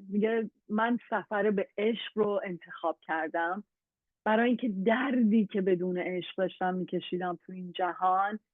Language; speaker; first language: Persian; native; Persian